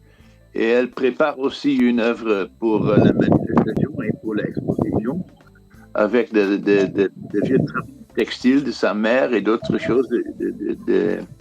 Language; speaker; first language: French; non-native, fluent; Dutch